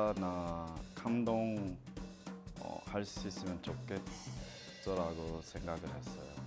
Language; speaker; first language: Korean; non-native, learner; English